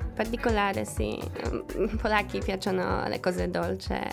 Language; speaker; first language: Italian; non-native, fluent; Polish